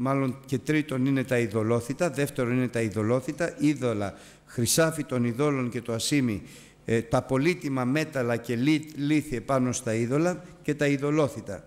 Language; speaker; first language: Greek; native; Greek